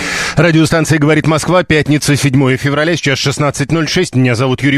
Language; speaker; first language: Russian; native; Russian